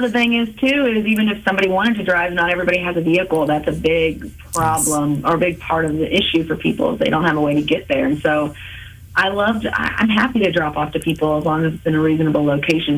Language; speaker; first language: English; native; English